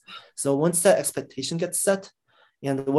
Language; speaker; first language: English; native; English